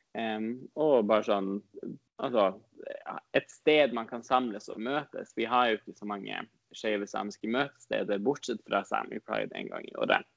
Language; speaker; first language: Norwegian; non-native, local second language; Northern Sami